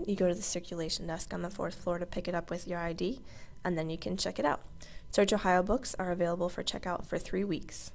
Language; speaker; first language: English; native; English